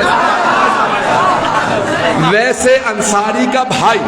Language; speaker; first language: Urdu; native; Urdu